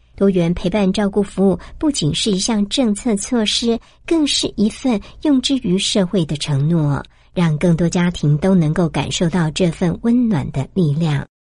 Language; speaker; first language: Chinese; native; Chinese